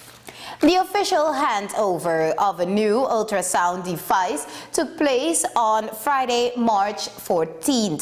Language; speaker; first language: English; non-native, fluent; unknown